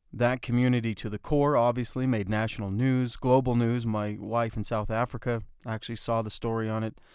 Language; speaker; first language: English; native; English